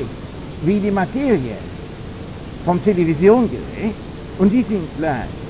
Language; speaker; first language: German; non-native, fluent; English